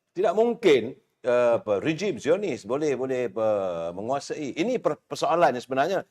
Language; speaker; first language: Malay; native; Malay